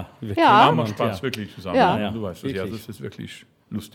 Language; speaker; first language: German; non-native, fluent; French